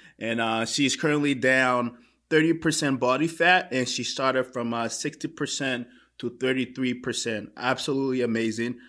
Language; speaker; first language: English; native; English